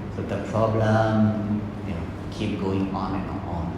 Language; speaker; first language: English; non-native, fluent; Burmese